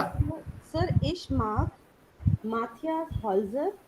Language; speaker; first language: German; non-native, learner; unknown